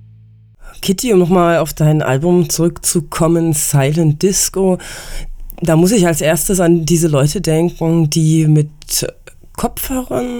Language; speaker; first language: German; native; German